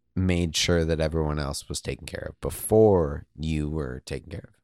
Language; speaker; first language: English; native; English